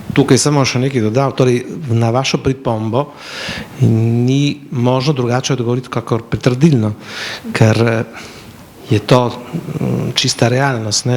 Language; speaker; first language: Slovenian; native; Slovenian